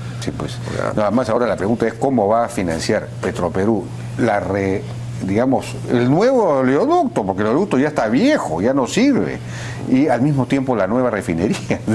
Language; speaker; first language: Spanish; native; Spanish